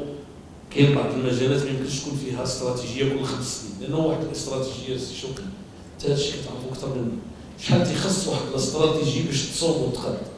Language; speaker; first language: Arabic; native; Arabic